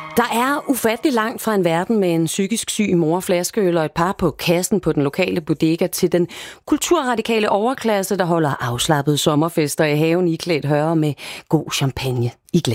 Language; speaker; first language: Danish; native; Danish